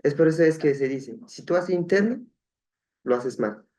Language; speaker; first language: Spanish; non-native, local second language; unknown